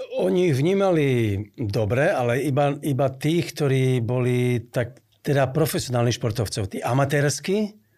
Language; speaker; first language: Slovak; early bilingual, other home language; Czech